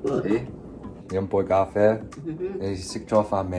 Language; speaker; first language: Cantonese; early bilingual, heritage; Cantonese